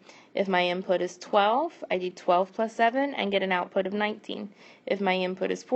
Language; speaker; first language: English; native; English